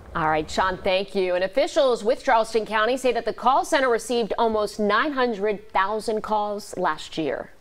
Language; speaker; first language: English; native; English